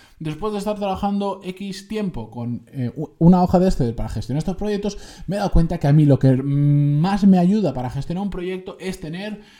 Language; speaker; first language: Spanish; native; Spanish